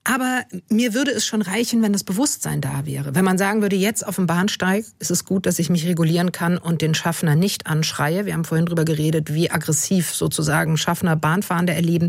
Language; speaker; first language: German; native; German